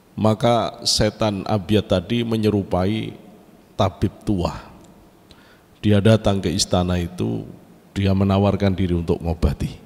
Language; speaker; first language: Indonesian; native; Indonesian